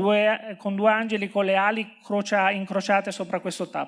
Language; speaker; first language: Italian; native; Italian